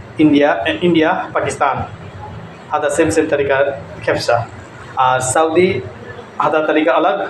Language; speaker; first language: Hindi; non-native, learner; Bangla